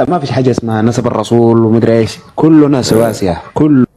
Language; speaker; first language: Arabic; native; Arabic